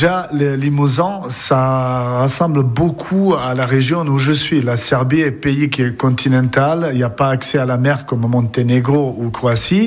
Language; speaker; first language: French; non-native, fluent; Serbian